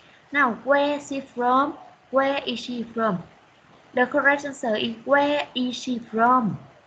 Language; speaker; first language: English; non-native, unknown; Vietnamese